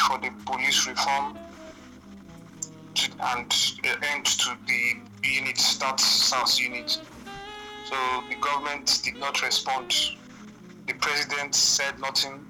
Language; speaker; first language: English; non-native, local second language; Igbo